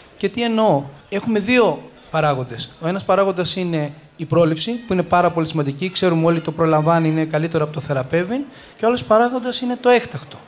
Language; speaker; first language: Greek; native; Greek